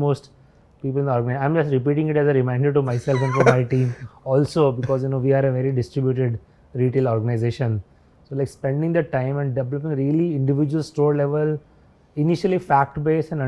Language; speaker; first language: English; non-native, local second language; Hindi